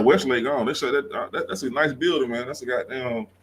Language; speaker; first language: English; native; English